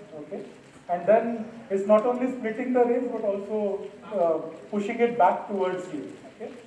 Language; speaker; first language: English; non-native, local second language; Marathi